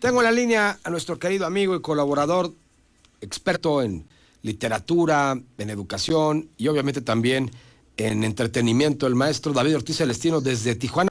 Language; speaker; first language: Spanish; native; Spanish